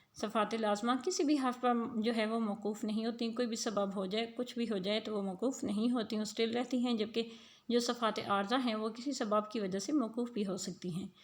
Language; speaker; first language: Urdu; native; Urdu